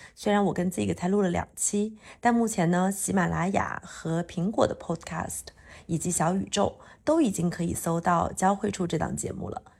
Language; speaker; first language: Chinese; native; Chinese